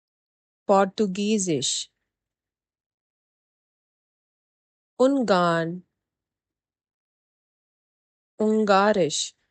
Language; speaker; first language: German; non-native, fluent; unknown